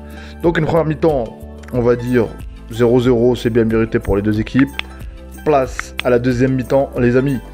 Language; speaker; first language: French; native; French